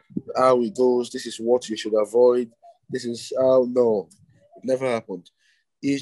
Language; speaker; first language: English; non-native, local second language; Igbo